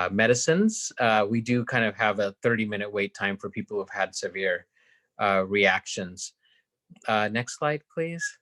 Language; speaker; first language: English; native; English